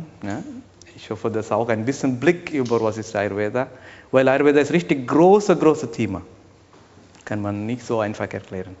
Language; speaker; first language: German; non-native, learner; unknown